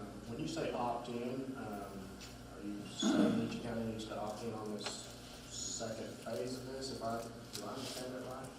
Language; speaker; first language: English; native; English